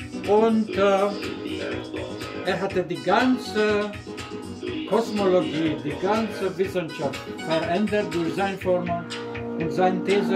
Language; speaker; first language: German; non-native, fluent; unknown